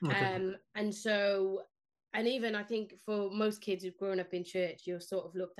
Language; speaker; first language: English; non-native, local second language; Spanish